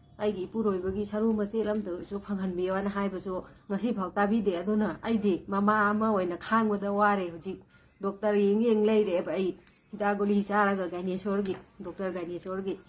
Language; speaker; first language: Manipuri; native; Manipuri